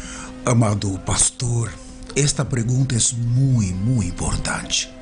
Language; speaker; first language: Spanish; non-native, learner; Portuguese